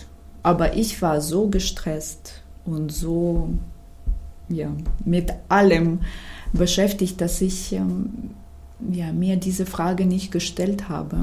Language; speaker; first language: German; non-native, fluent; Ukrainian